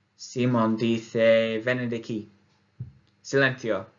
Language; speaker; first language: Spanish; non-native, learner; English